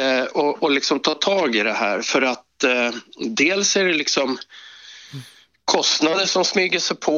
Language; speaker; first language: Swedish; native; Swedish